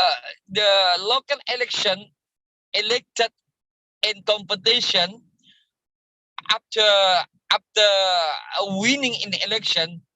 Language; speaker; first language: English; non-native, learner; Indonesian